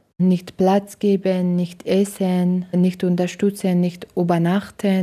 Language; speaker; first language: German; non-native, learner; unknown